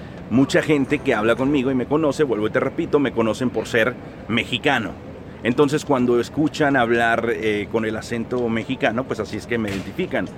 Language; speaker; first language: Spanish; early bilingual, heritage; Spanish